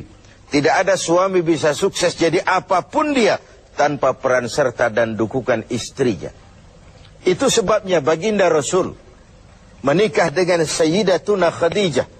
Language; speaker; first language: Malay; native; Malay